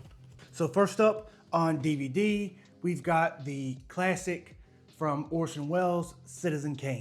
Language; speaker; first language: English; native; English